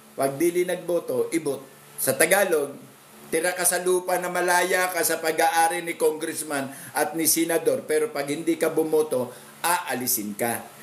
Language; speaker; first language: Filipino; non-native, local second language; Cebuano